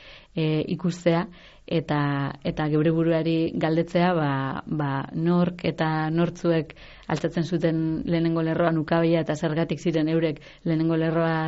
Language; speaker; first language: Basque; native; Basque